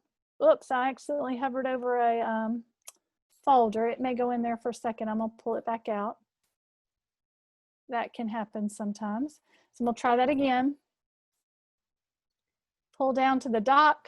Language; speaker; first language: English; native; English